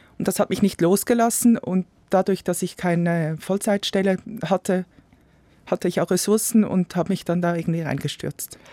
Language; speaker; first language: German; native; German